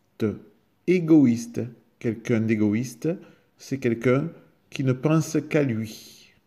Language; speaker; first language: French; native; French